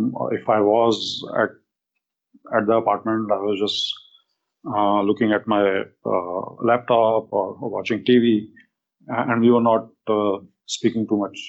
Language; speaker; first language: English; non-native, local second language; Hindi